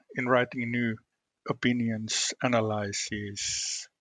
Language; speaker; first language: English; non-native, fluent; Finnish